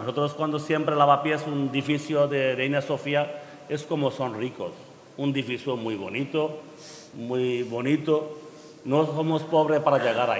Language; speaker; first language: Spanish; non-native, learner; Bangla